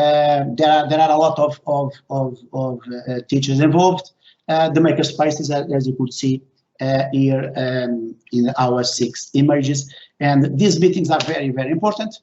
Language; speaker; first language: English; non-native, fluent; Portuguese